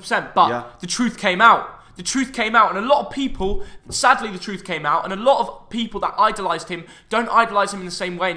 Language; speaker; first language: English; native; English